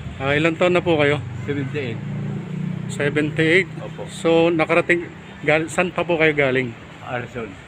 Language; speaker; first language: Filipino; native; Filipino